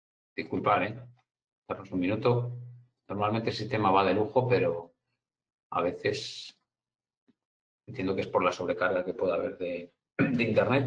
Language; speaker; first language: Spanish; native; Spanish